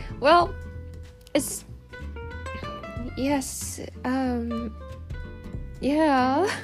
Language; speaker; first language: English; non-native, learner; Japanese